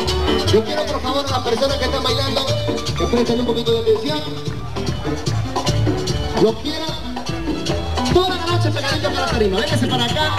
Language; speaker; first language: Spanish; native; Spanish